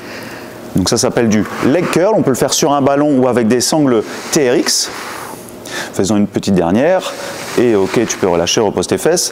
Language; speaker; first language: French; native; French